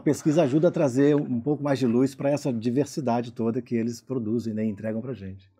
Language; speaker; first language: Portuguese; native; Portuguese